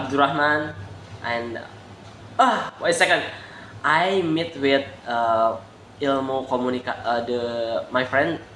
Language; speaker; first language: English; non-native, learner; Indonesian